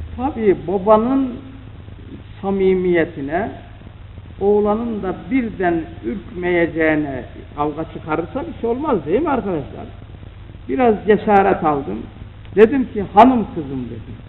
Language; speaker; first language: Turkish; native; Turkish